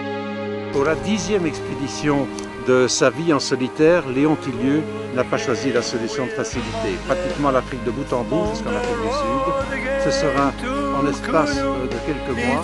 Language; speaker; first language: French; native; French